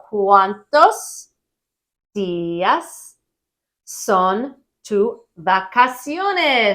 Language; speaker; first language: Spanish; non-native, learner; English